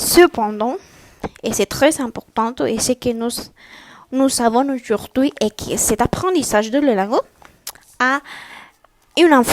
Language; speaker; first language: French; non-native, learner; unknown